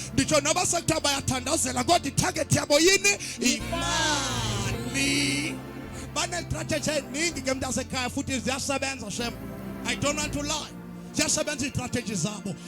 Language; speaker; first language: Zulu; non-native, local second language; Xhosa